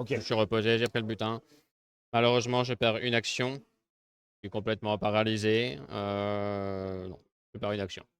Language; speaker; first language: French; native; French